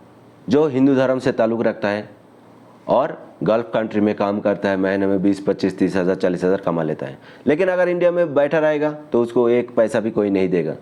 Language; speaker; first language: Hindi; non-native, local second language; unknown